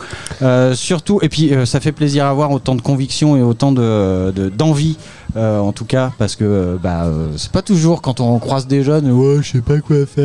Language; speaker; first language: French; native; French